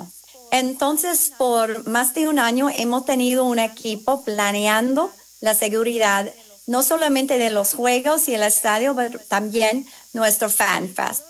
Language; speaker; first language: Spanish; non-native, fluent; English